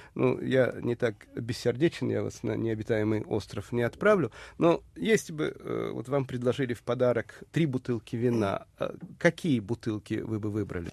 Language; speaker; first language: Russian; native; Russian